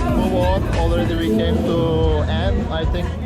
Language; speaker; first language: English; non-native, learner; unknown